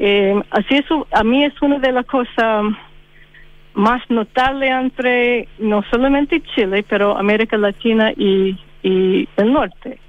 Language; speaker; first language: Spanish; non-native, fluent; English